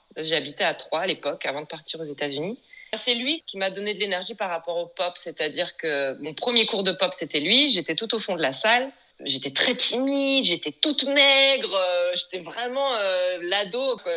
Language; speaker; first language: French; native; French